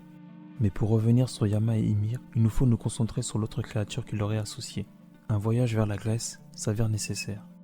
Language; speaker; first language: French; native; French